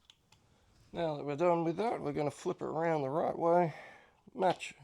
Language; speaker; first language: English; native; English